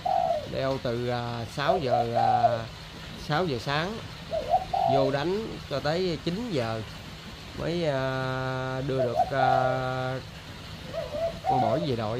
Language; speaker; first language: Vietnamese; native; Vietnamese